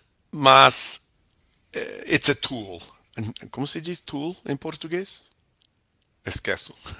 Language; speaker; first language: Portuguese; non-native, learner; English